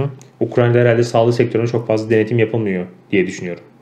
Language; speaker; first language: Turkish; native; Turkish